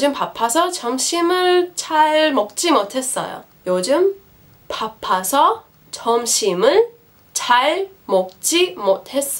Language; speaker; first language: Korean; non-native, fluent; English